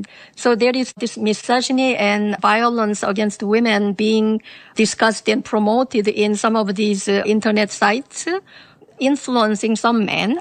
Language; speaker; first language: English; non-native, fluent; Korean